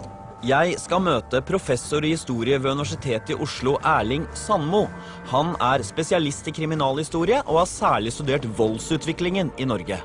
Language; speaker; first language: Norwegian; native; Norwegian